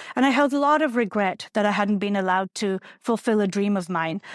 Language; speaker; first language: English; non-native, local second language; Urdu